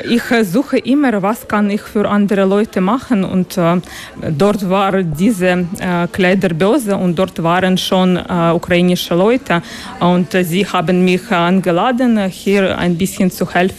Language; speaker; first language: German; non-native, learner; Ukrainian